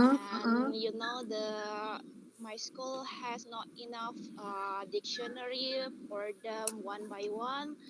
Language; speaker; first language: English; non-native, fluent; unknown